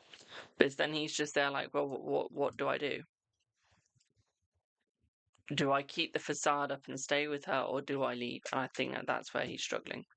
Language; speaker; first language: English; native; English